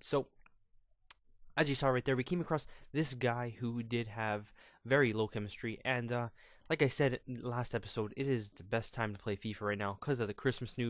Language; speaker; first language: English; native; English